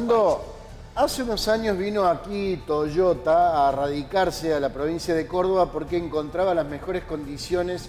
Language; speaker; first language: Spanish; native; Spanish